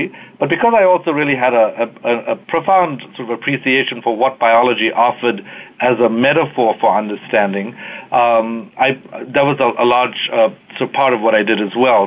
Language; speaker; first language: English; native; English